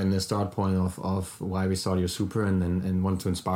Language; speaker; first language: English; non-native, fluent; German